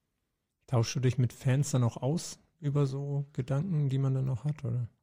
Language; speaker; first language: German; native; German